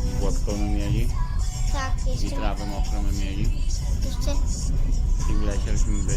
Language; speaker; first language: Polish; native; Polish